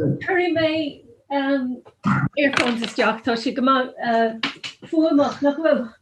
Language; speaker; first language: Irish; non-native, local second language; English